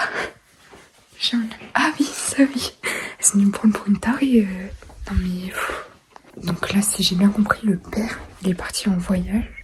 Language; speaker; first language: French; native; French